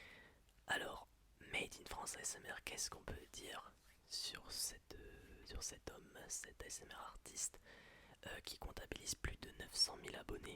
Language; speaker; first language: French; native; French